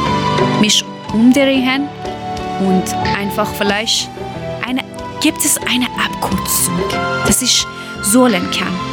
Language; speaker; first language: German; non-native, learner; Persian